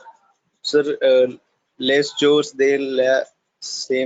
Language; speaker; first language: French; non-native, learner; Hindi